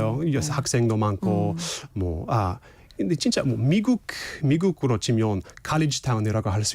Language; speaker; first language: Korean; non-native, fluent; English